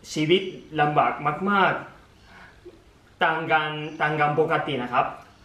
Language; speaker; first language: Thai; non-native, learner; Japanese